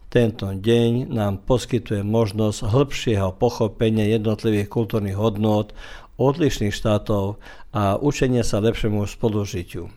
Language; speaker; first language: Slovak; early bilingual, heritage; Slovak